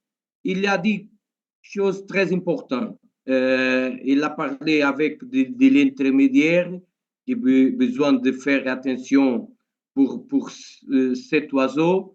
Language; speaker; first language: French; non-native, learner; Portuguese